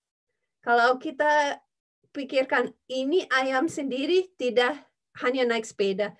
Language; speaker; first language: Indonesian; non-native, fluent; English